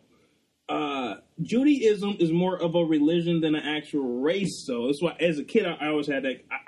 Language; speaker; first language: English; native; English